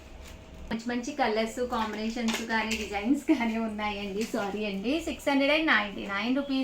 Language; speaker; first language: Telugu; native; Telugu